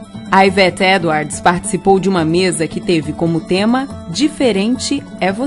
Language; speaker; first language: Portuguese; native; Portuguese